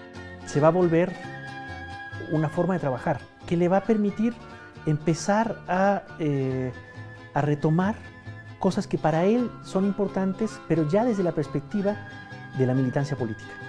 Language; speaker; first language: Spanish; native; Spanish